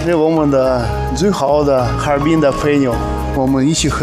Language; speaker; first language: Chinese; non-native, learner; Russian